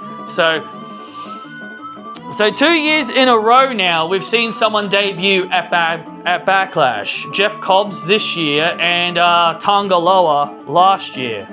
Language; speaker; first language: English; native; English